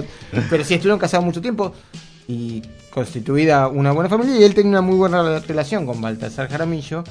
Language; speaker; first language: Spanish; native; Spanish